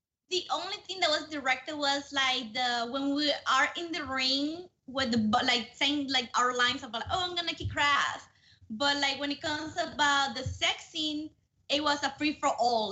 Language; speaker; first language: English; non-native, fluent; Spanish